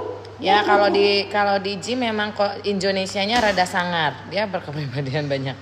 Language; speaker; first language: Indonesian; native; Indonesian